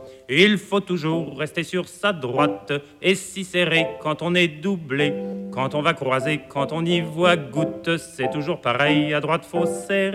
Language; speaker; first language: French; native; French